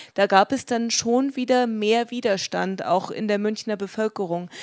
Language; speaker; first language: German; native; German